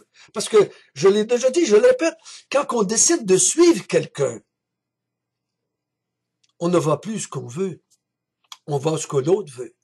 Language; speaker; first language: French; native; French